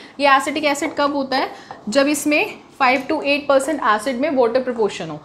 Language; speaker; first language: Hindi; native; Hindi